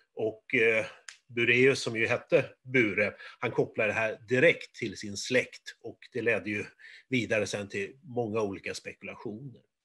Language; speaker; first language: Swedish; native; Swedish